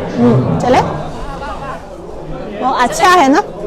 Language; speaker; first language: Hindi; non-native, learner; Chinese